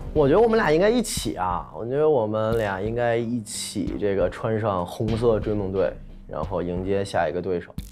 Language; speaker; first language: Chinese; native; Chinese